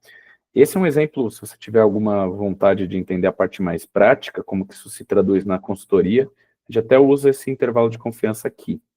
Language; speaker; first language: Portuguese; native; Portuguese